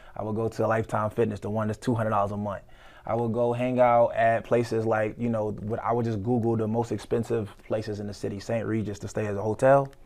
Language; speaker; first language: English; native; English